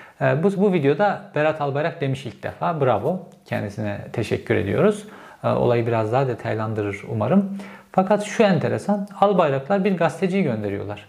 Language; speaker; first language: Turkish; native; Turkish